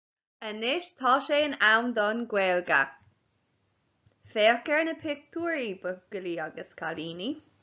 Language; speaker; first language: Irish; non-native, local second language; English